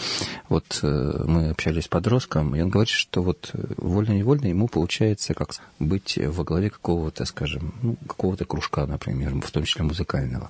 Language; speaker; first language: Russian; native; Russian